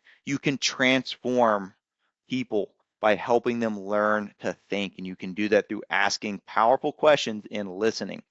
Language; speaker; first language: English; native; English